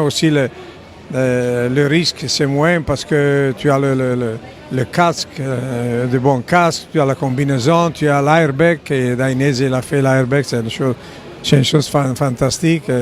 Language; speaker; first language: French; non-native, learner; Italian